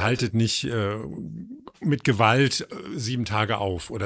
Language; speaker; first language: German; native; German